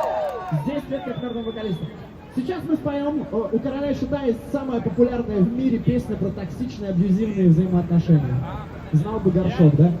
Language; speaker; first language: Russian; native; Russian